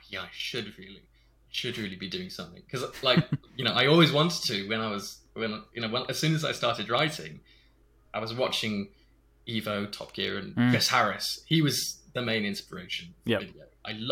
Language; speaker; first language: English; native; English